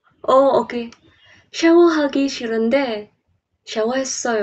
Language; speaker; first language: Korean; non-native, learner; English